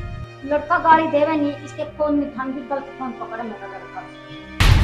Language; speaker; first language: Hindi; non-native, local second language; Haryanvi